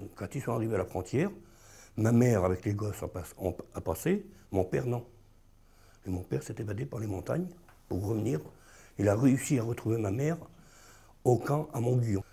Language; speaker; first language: French; early bilingual, other home language; Spanish